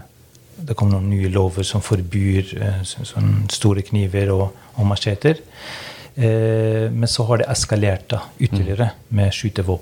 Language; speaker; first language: Norwegian; non-native, fluent; Albanian